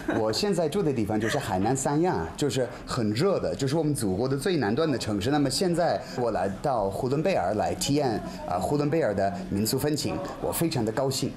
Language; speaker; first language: Chinese; non-native, fluent; English